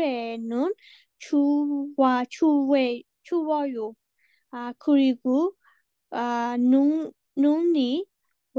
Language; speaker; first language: Korean; non-native, learner; Burmese